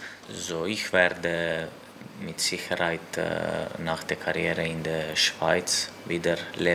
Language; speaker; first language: German; non-native, local second language; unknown